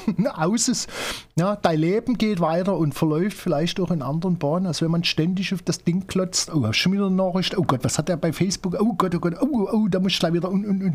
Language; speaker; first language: German; native; German